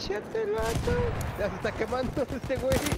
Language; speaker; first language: Spanish; native; Spanish